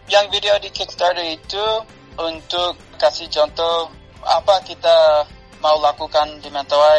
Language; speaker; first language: Indonesian; non-native, fluent; English